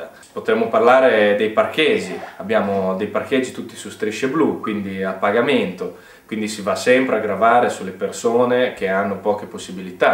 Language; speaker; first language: Italian; native; Italian